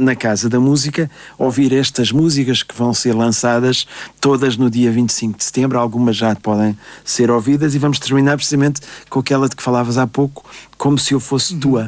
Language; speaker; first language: Portuguese; native; Portuguese